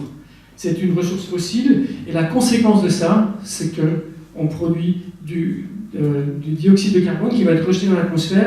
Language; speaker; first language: French; native; French